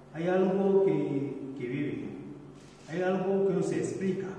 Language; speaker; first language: Spanish; non-native, fluent; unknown